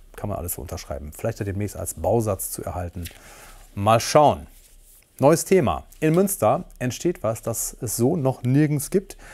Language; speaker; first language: German; native; German